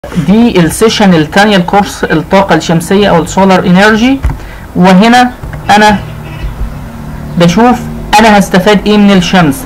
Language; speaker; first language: Arabic; native; Arabic